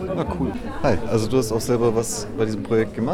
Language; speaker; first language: German; native; German